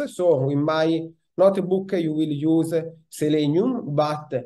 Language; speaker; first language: English; non-native, fluent; Italian